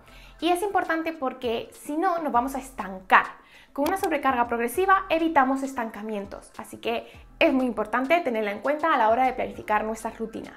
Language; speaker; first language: Spanish; native; Spanish